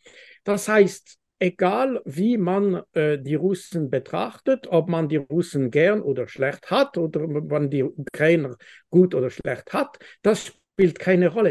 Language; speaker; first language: German; non-native, fluent; French